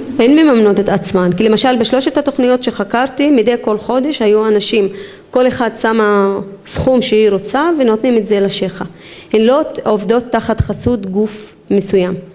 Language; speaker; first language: Hebrew; non-native, local second language; Arabic